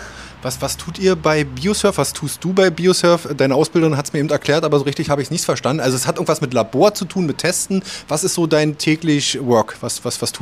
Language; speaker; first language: German; native; German